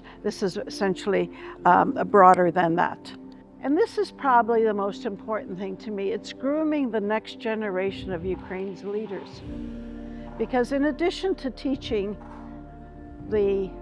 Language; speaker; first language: English; early bilingual, other home language; Ukrainian